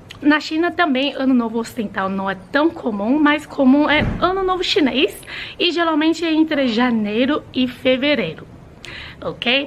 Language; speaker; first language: Portuguese; non-native, fluent; Chinese